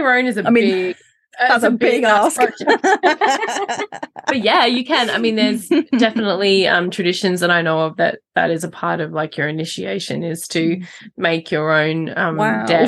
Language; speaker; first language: English; native; English